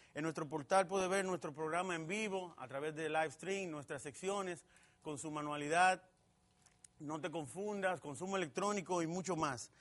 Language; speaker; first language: Spanish; native; Spanish